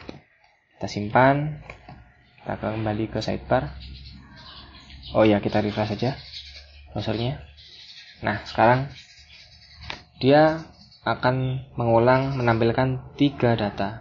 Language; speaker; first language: Indonesian; native; Indonesian